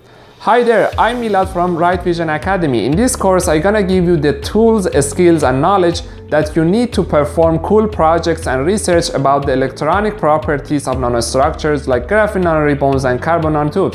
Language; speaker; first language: English; non-native, fluent; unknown